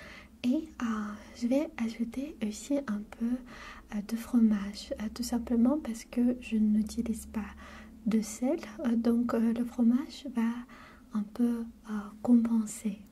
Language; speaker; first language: French; non-native, fluent; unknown